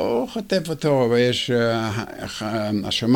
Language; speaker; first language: Hebrew; non-native, fluent; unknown